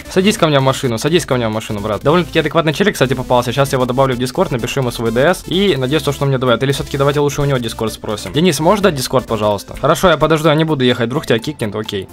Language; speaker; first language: Russian; native; Russian